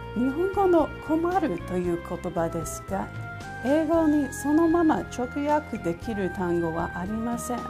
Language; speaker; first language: Japanese; non-native, fluent; English